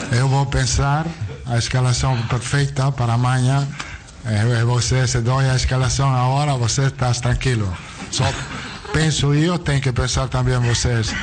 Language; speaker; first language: Portuguese; non-native, learner; Italian